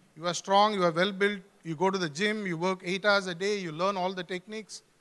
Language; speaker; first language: English; non-native, local second language; Tamil